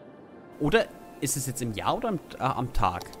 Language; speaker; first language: German; native; German